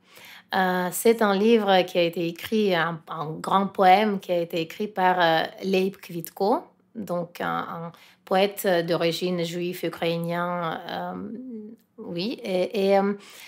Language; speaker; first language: French; non-native, fluent; Russian